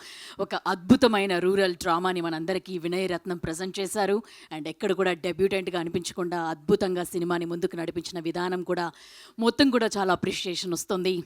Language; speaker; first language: Telugu; native; Telugu